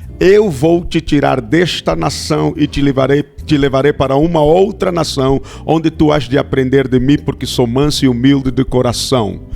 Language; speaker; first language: Portuguese; native; Portuguese